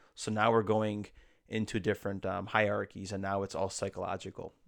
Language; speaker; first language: English; native; English